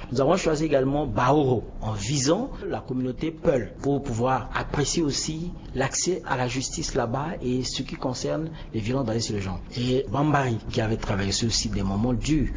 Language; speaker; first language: French; non-native, local second language; Sango